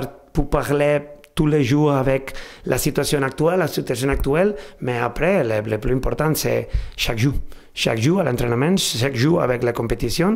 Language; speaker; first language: French; non-native, fluent; Spanish